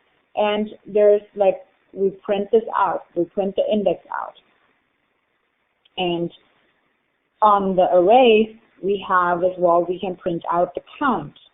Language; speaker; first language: English; non-native, fluent; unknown